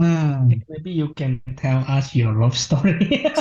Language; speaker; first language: English; non-native, learner; Indonesian